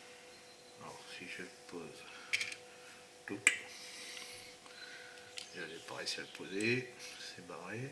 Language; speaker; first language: French; native; French